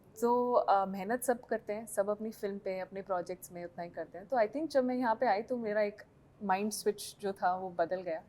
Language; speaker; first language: Hindi; native; Hindi